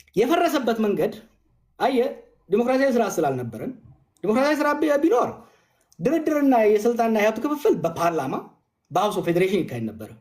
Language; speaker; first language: Amharic; non-native, local second language; Oromo